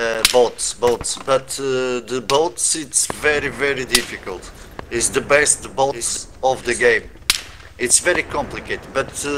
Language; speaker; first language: English; non-native, learner; Portuguese